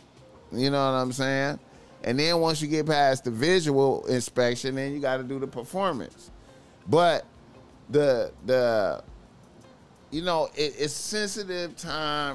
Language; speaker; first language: English; native; English